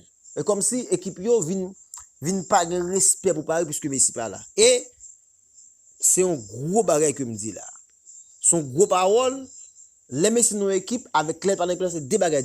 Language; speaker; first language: French; non-native, local second language; Haitian Creole